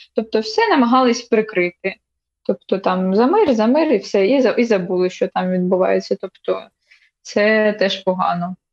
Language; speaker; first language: Ukrainian; non-native, local second language; Russian